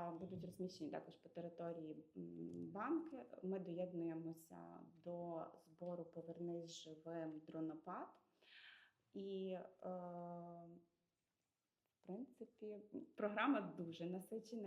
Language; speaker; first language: Ukrainian; native; Ukrainian